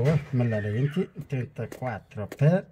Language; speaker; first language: Italian; non-native, fluent; Arabic